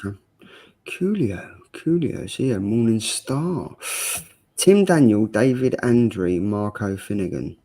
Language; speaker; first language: English; native; English